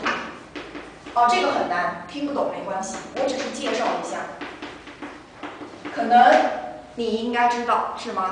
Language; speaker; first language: Chinese; native; Chinese